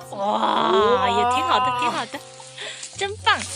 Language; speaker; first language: Chinese; non-native, local second language; Min Nan Chinese